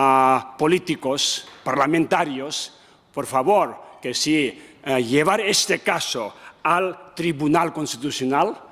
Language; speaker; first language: Spanish; non-native, learner; Tibetan